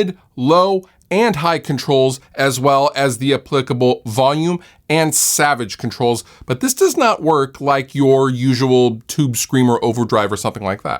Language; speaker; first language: English; native; English